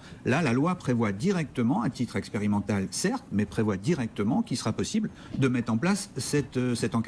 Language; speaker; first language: French; native; French